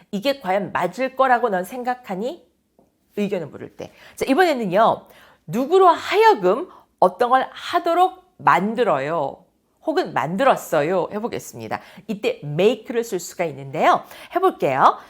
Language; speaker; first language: Korean; native; Korean